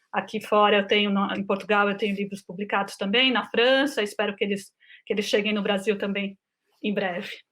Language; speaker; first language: Portuguese; native; Portuguese